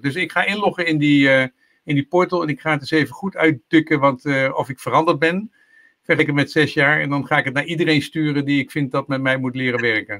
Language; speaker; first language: Dutch; native; Dutch